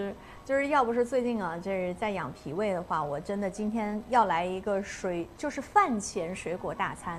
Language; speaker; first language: Chinese; native; Chinese